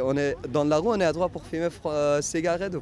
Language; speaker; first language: French; non-native, learner; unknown